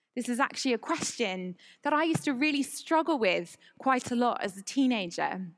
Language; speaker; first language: English; native; English